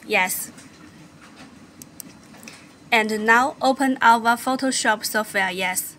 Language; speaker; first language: English; non-native, learner; Chinese